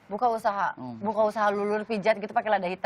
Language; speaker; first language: Indonesian; native; Indonesian